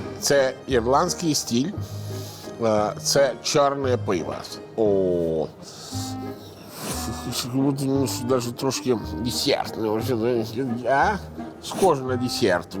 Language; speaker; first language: Ukrainian; non-native, fluent; Italian